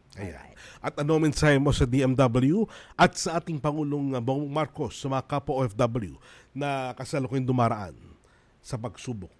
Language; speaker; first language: Filipino; native; Filipino